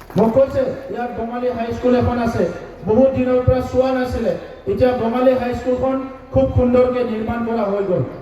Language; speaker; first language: Assamese; non-native, local second language; Bodo